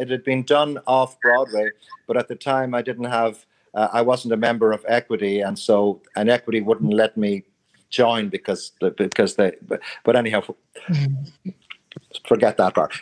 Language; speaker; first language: English; native; English